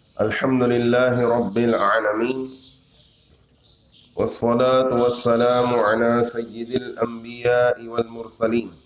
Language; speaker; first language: Indonesian; non-native, learner; Urdu